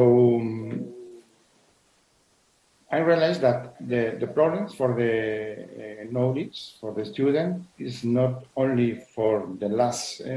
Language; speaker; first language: English; non-native, learner; Spanish